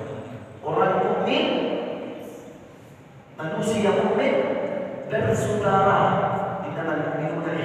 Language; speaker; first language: Indonesian; non-native, learner; Arabic